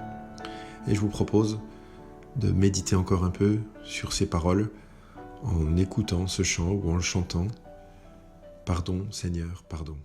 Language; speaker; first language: French; native; French